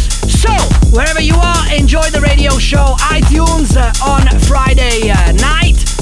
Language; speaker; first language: English; non-native, fluent; Italian